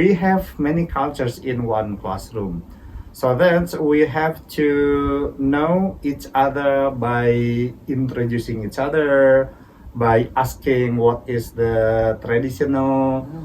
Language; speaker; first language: English; non-native, fluent; Indonesian